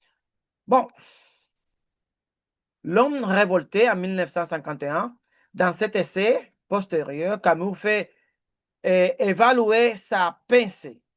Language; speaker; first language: French; non-native, learner; Spanish